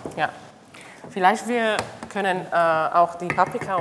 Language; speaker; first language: German; non-native, learner; Hebrew